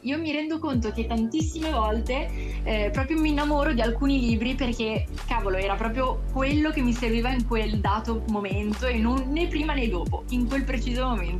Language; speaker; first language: Italian; native; Italian